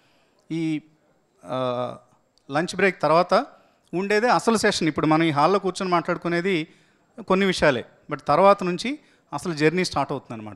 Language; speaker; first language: Telugu; native; Telugu